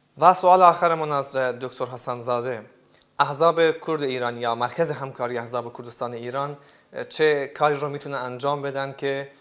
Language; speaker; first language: Persian; non-native, local second language; Central Kurdish